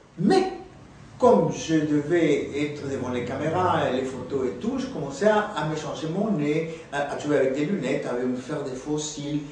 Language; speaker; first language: French; non-native, fluent; Spanish